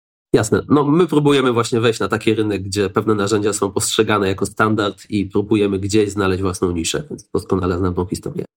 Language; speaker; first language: Polish; native; Polish